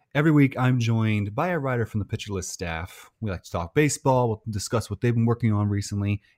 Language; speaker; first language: English; native; English